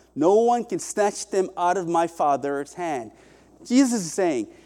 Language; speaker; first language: English; early bilingual, other home language; Korean